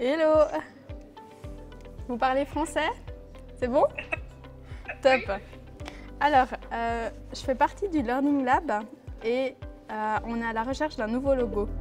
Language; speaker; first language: French; native; French